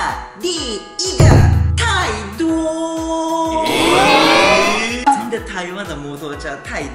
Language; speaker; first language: Chinese; non-native, fluent; Japanese